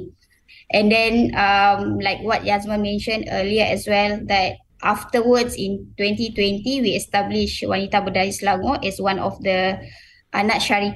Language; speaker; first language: English; non-native, local second language; Malay